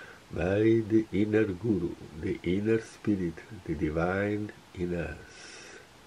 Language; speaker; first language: English; non-native, fluent; Portuguese